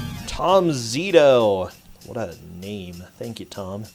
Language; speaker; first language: English; native; English